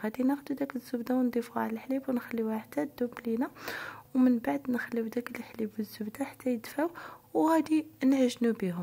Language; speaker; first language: Arabic; native; Arabic